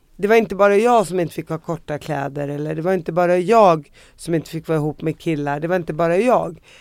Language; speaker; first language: Swedish; early bilingual, other home language; Arabic